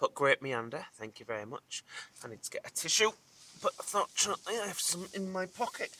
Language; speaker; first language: English; native; English